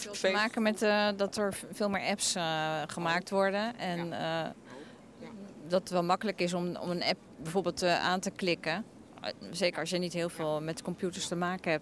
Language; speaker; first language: Dutch; native; Dutch